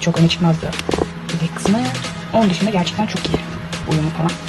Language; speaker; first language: Turkish; native; Turkish